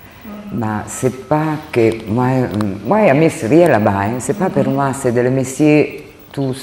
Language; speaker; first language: French; non-native, learner; Italian